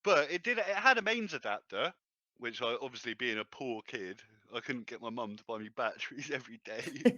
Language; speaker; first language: English; native; English